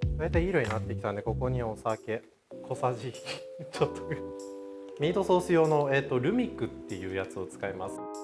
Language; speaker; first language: Japanese; non-native, fluent; Filipino